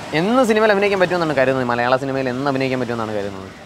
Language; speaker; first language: Malayalam; native; Malayalam